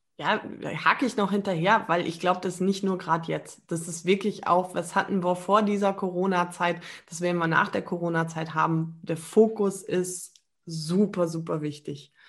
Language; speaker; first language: German; native; German